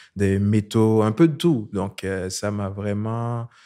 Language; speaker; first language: French; non-native, local second language; Haitian Creole